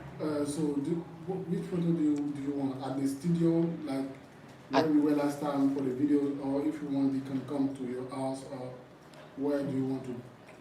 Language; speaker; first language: English; non-native, fluent; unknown